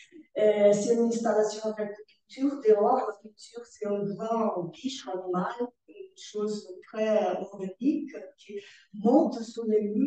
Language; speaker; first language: French; non-native, learner; Portuguese